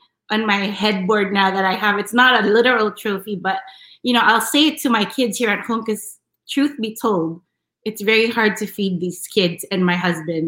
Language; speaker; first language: English; non-native, local second language; Filipino